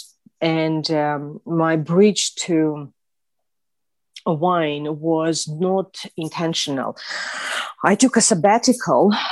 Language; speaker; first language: English; non-native, fluent; Russian